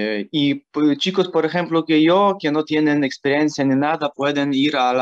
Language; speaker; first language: Spanish; non-native, learner; Ukrainian